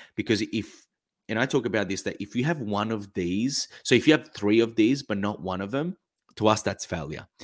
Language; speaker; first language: English; early bilingual, other home language; Italian